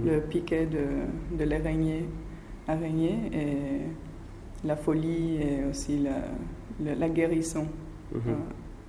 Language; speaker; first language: French; non-native, fluent; Spanish